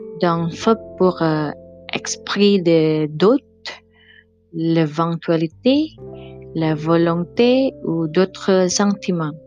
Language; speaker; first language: French; non-native, learner; Indonesian